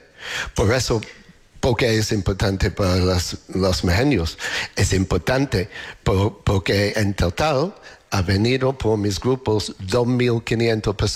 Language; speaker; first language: Spanish; non-native, learner; English